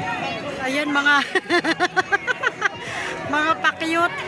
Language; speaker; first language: Filipino; native; Filipino